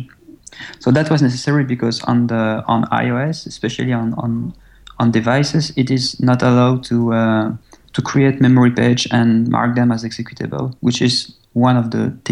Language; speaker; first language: English; non-native, fluent; French